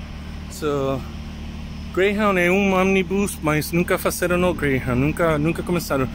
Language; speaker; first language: Portuguese; non-native, learner; English